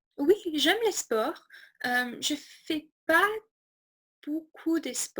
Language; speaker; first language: French; non-native, fluent; English